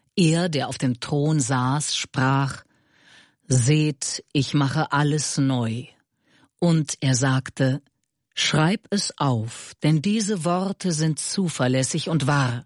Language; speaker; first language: German; native; German